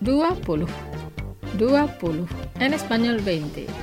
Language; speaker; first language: Spanish; non-native, fluent; Indonesian